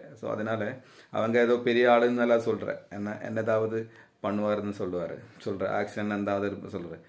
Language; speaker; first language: Tamil; non-native, learner; Malayalam